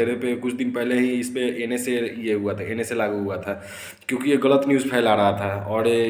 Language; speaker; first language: Hindi; native; Hindi